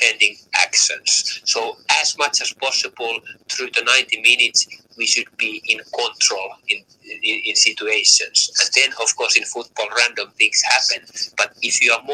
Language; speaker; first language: English; non-native, fluent; Finnish